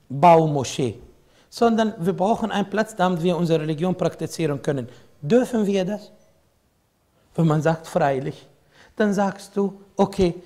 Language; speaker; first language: German; non-native, fluent; Arabic